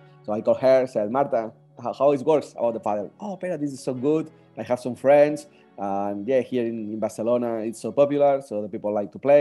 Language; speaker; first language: English; non-native, fluent; Spanish